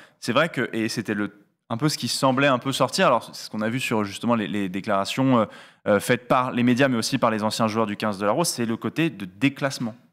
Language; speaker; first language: French; native; French